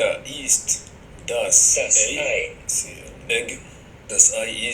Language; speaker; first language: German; non-native, learner; French